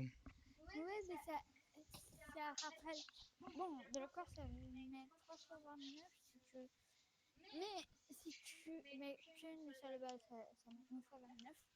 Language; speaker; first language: French; native; French